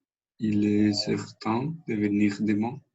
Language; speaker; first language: French; non-native, learner; Spanish